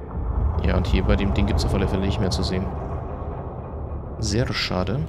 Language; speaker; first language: German; native; German